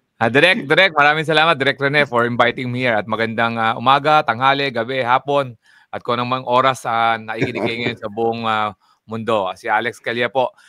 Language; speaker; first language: Filipino; native; Filipino